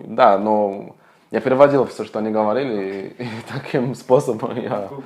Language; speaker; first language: Russian; non-native, fluent; Portuguese